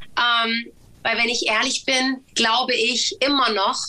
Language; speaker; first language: German; early bilingual, other home language; Swedish